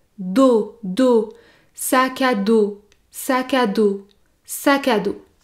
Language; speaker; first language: French; native; French